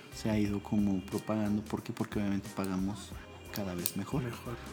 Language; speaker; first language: Spanish; native; Spanish